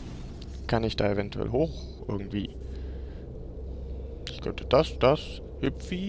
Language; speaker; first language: German; native; German